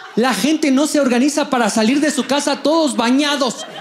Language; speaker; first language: Spanish; native; Spanish